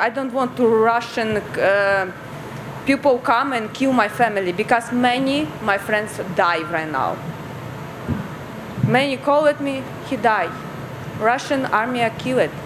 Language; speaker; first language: English; non-native, learner; Ukrainian